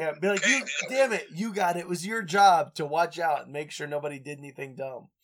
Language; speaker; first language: English; native; English